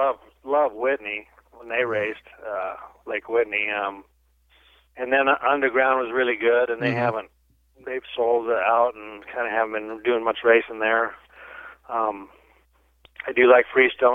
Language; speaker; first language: English; native; English